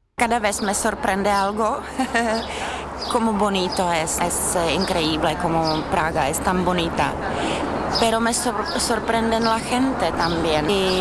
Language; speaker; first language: Spanish; non-native, learner; Czech